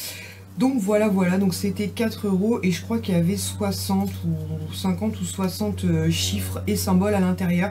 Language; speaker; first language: French; native; French